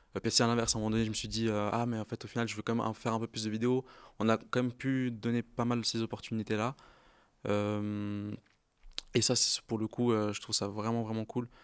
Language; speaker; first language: French; native; French